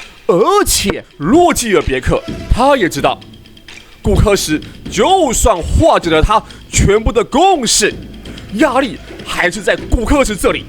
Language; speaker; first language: Chinese; native; Chinese